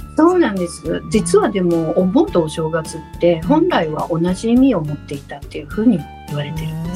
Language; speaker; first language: Japanese; native; Japanese